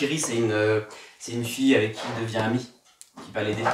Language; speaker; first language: French; native; French